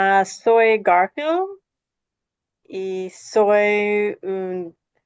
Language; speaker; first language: Spanish; non-native, fluent; English